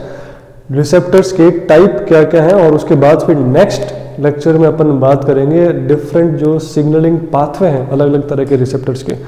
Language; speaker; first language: Hindi; native; Hindi